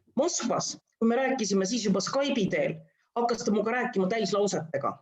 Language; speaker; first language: Estonian; non-native, local second language; Russian